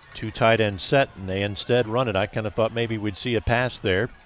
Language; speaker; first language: English; native; English